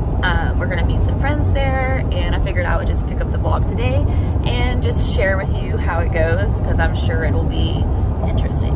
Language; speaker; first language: English; native; English